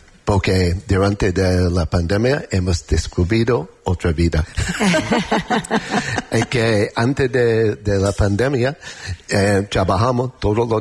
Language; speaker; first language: Spanish; non-native, learner; English